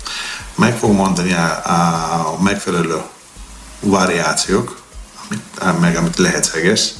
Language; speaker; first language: Hungarian; non-native, learner; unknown